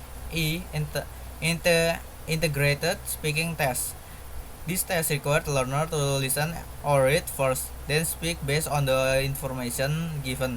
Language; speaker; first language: English; non-native, learner; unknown